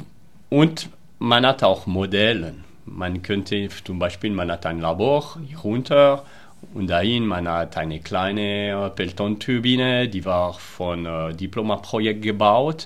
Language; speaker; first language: German; non-native, local second language; French